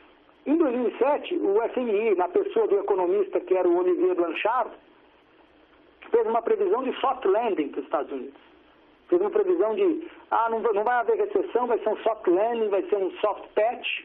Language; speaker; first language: Portuguese; native; Portuguese